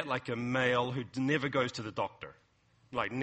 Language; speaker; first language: English; native; English